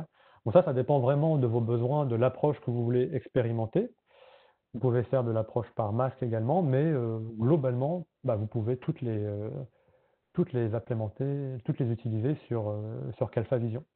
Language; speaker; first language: French; native; French